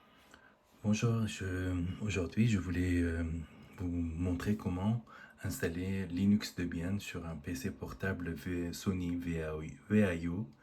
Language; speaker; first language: French; native; French